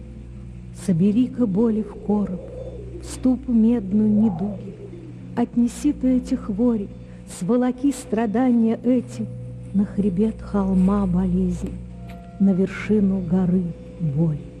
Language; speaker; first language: Russian; native; Russian